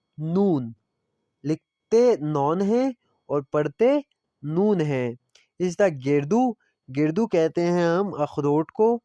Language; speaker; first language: Urdu; non-native, local second language; Punjabi